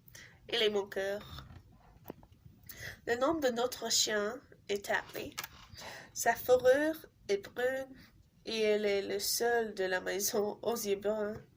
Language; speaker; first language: French; non-native, learner; English